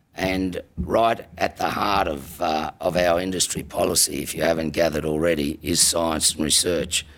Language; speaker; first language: English; native; English